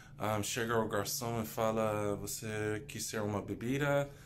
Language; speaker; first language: Portuguese; non-native, learner; English